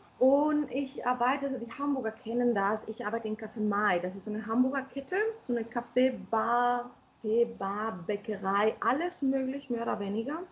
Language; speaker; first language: German; non-native, fluent; Spanish